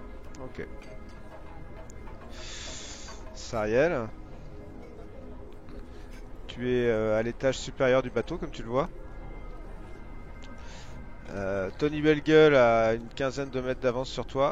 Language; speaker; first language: French; native; French